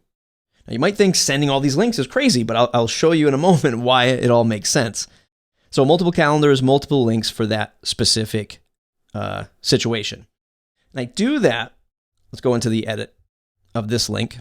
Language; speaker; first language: English; native; English